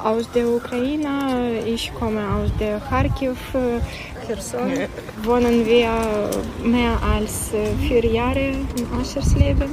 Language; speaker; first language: German; non-native, learner; Ukrainian